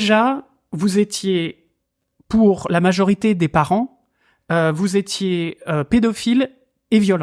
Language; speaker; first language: French; native; French